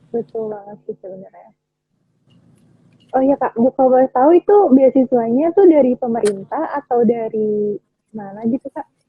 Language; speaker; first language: Indonesian; native; Indonesian